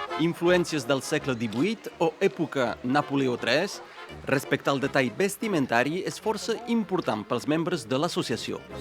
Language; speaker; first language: Catalan; non-native, local second language; French